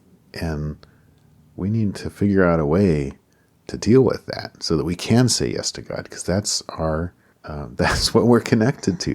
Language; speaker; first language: English; native; English